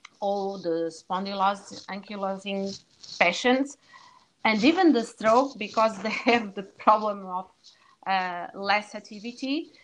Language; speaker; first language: English; non-native, learner; Portuguese